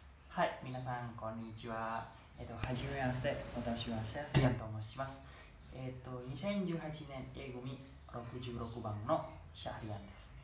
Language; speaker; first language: Japanese; non-native, learner; Indonesian